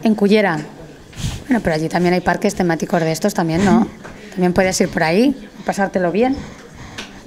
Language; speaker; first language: Spanish; native; Spanish